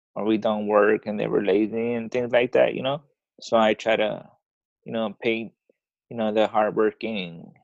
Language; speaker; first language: English; early bilingual, other home language; Spanish